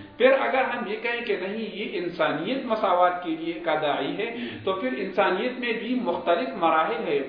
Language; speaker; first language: Urdu; non-native, local second language; Pashto